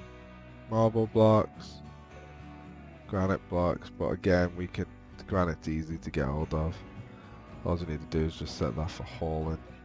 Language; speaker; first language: English; native; English